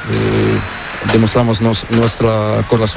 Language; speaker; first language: Spanish; non-native, learner; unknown